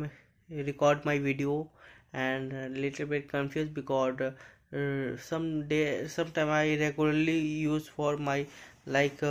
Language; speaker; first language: English; non-native, learner; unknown